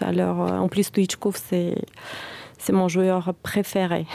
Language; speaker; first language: French; non-native, fluent; Bulgarian